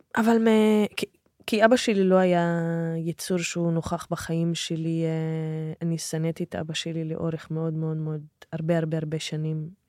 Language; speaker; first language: Hebrew; non-native, local second language; Arabic